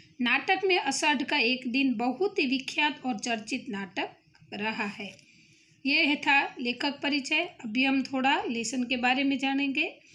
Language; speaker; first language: Hindi; non-native, local second language; Gujarati